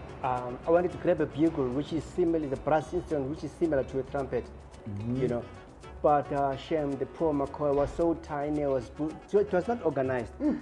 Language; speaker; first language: English; non-native, local second language; Xhosa